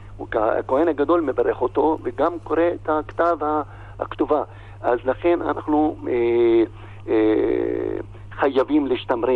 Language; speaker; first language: Hebrew; non-native, local second language; Arabic